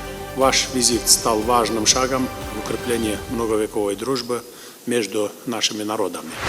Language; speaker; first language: Russian; non-native, local second language; Kyrgyz